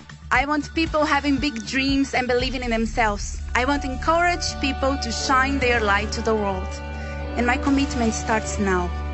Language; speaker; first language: English; non-native, fluent; Portuguese